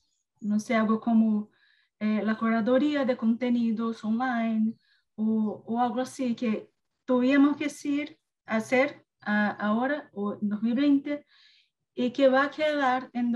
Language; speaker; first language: Spanish; non-native, learner; Portuguese